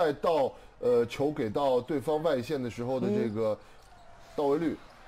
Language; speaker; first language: Chinese; native; Chinese